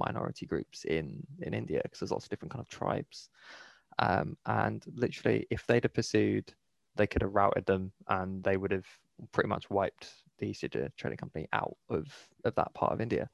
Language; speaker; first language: English; native; English